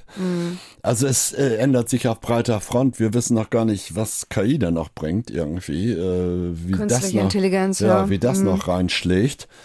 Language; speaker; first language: German; native; German